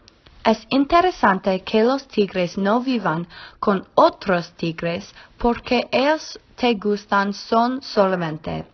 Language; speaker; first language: Spanish; non-native, learner; English